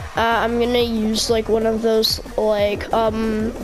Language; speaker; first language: English; native; English